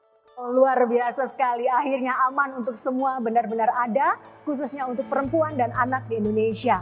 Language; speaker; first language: Indonesian; native; Indonesian